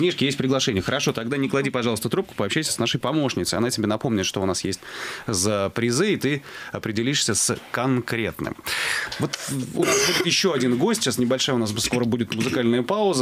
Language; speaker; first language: Russian; native; Russian